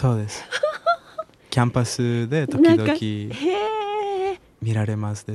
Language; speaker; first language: Japanese; non-native, learner; Spanish